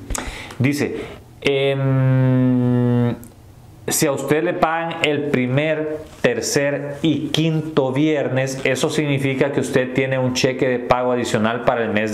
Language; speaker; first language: Spanish; native; Spanish